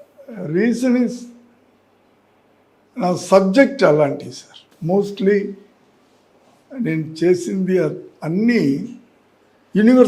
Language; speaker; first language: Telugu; non-native, learner; Tamil